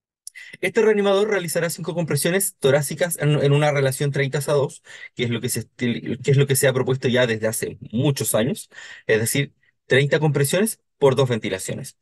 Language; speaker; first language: Spanish; native; Spanish